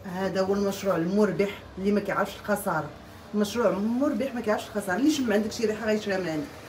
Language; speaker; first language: Arabic; native; Arabic